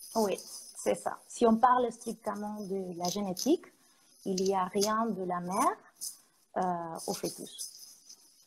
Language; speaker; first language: French; non-native, fluent; Spanish